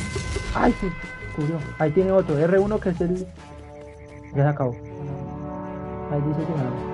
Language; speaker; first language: Spanish; native; Spanish